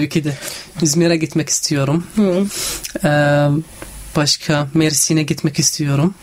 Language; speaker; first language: Turkish; non-native, learner; Arabic